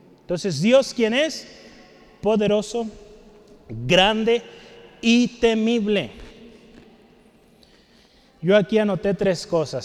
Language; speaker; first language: Spanish; native; Spanish